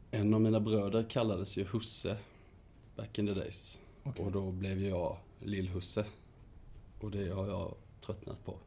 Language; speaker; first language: Swedish; native; Swedish